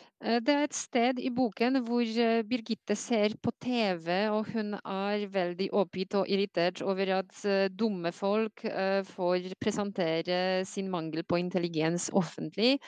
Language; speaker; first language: Norwegian; non-native, fluent; Polish